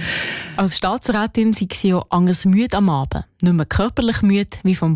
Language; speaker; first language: German; native; German